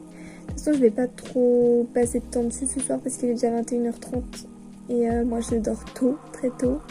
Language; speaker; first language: French; native; French